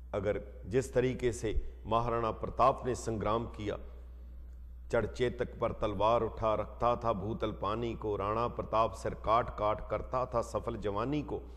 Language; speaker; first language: Hindi; non-native, local second language; Punjabi